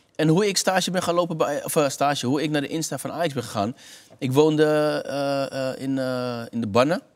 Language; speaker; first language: Dutch; native; Dutch